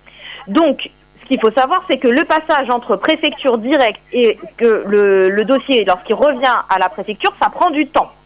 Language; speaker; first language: French; native; French